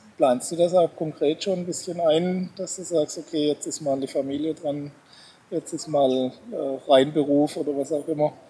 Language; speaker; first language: German; native; German